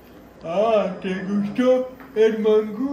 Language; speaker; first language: Spanish; early bilingual, heritage; Spanish